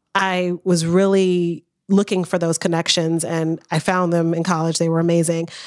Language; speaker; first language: English; native; English